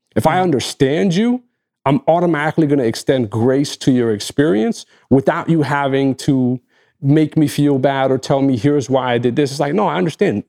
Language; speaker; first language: English; non-native, fluent; Arabic